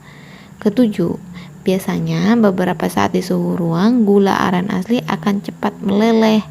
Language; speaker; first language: Indonesian; native; Indonesian